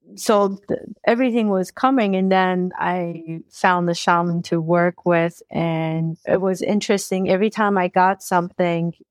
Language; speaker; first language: English; early bilingual, other home language; Persian